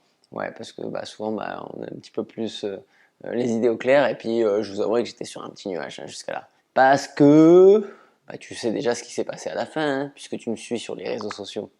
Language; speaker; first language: French; native; French